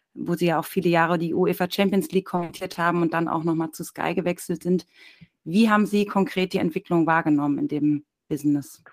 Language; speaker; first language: German; native; German